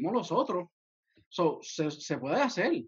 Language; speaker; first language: Spanish; early bilingual, heritage; Spanish